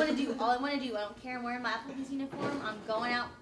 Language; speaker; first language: English; native; English